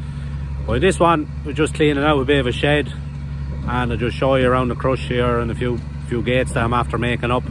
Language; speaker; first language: English; native; English